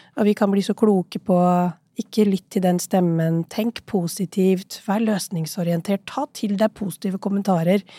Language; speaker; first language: Norwegian; early bilingual, other home language; Urdu